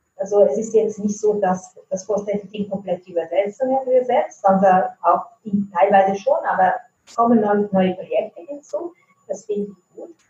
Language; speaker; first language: German; non-native, fluent; Italian